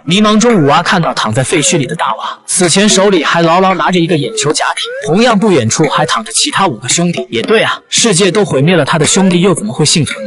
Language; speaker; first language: Chinese; native; Chinese